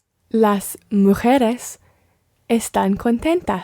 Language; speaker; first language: Spanish; non-native, learner; English